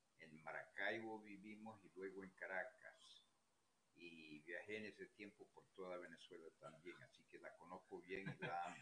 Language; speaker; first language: Spanish; native; Spanish